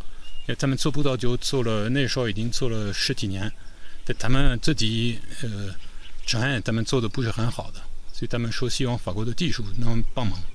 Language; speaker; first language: Chinese; non-native, fluent; French